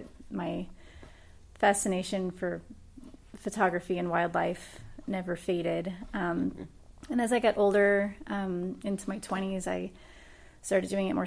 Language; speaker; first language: English; native; English